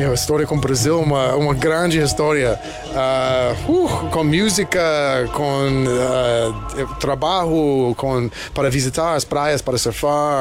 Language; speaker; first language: Portuguese; non-native, learner; English